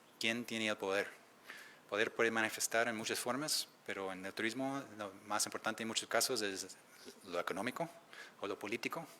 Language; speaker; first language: Spanish; non-native, fluent; English